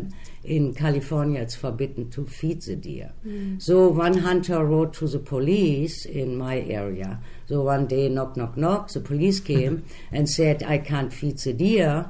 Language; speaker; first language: English; non-native, fluent; German